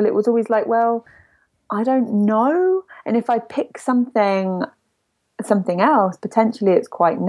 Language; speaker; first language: English; native; English